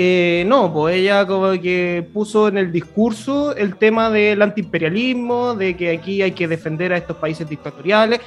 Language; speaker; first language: Spanish; native; Spanish